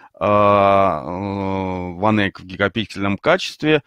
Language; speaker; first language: Russian; native; Russian